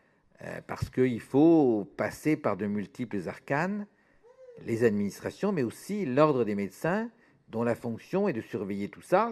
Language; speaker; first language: French; native; French